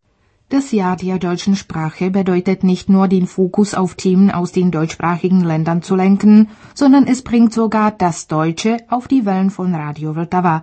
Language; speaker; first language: German; native; German